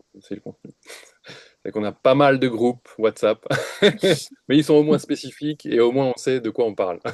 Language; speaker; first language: French; native; French